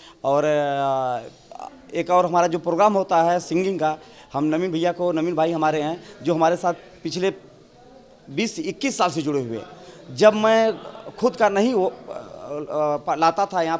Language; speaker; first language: Hindi; native; Hindi